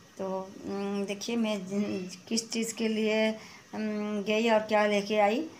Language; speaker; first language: Hindi; non-native, local second language; Bangla